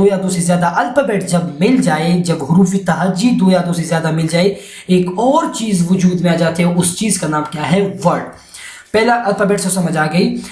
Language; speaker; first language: Urdu; non-native, local second language; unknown